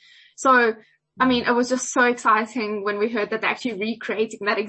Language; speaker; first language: English; native; English